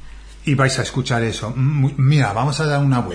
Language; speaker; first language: Spanish; non-native, fluent; English